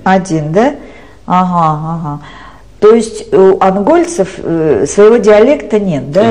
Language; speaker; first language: Russian; native; Russian